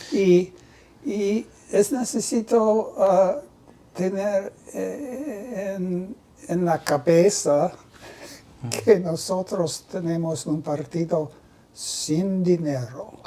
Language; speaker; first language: Spanish; non-native, learner; English